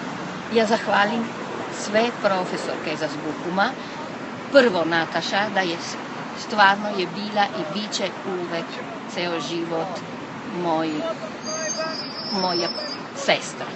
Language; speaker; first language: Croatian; non-native, learner; Italian